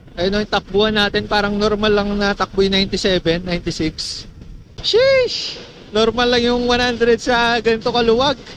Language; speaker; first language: Filipino; non-native, local second language; Pampanga